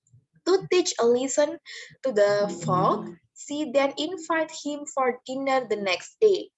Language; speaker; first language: English; non-native, learner; Indonesian